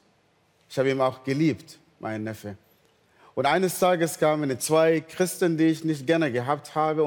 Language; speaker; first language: German; non-native, fluent; Arabic